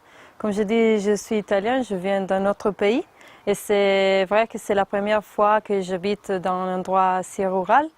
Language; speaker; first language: French; non-native, fluent; Italian